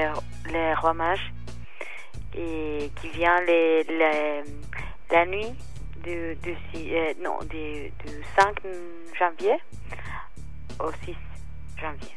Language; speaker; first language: French; non-native, fluent; Spanish